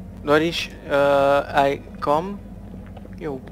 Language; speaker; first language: English; non-native, learner; Hungarian